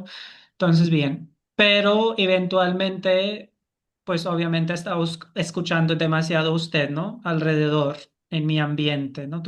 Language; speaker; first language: Spanish; non-native, fluent; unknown